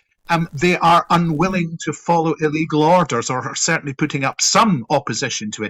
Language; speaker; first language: English; native; English